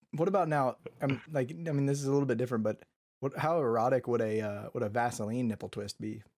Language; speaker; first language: English; native; English